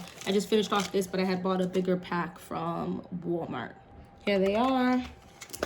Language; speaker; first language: English; native; English